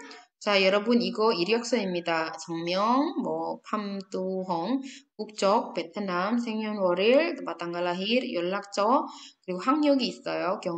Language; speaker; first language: Korean; non-native, fluent; Indonesian